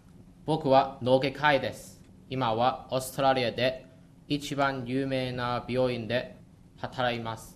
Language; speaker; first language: Japanese; non-native, learner; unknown